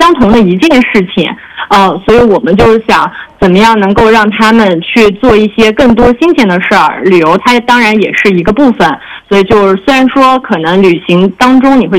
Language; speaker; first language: Chinese; native; Chinese